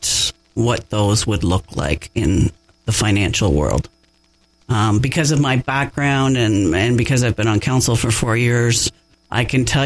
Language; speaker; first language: English; native; English